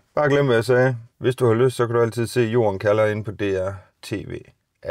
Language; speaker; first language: Danish; native; Danish